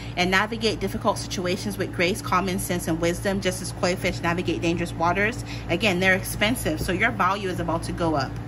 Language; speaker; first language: English; native; English